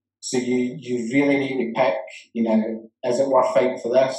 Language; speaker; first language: English; native; English